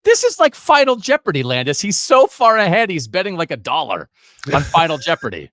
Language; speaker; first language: English; native; English